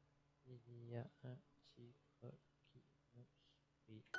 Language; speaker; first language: French; non-native, learner; English